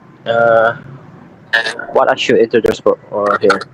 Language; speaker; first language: English; non-native, learner; Indonesian